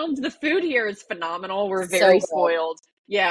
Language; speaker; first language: English; native; English